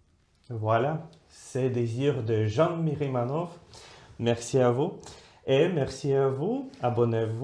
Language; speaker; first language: French; non-native, fluent; Russian